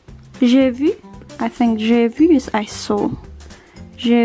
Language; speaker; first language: French; non-native, learner; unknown